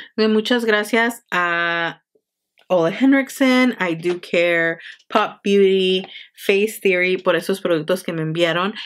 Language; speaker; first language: Spanish; early bilingual, heritage; Spanish